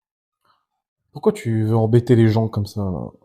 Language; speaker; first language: French; native; French